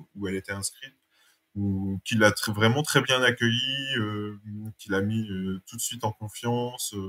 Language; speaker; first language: French; native; French